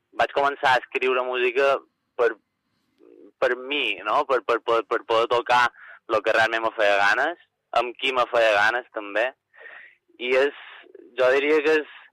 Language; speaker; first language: Catalan; native; Catalan